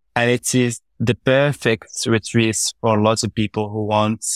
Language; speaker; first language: English; non-native, fluent; Arabic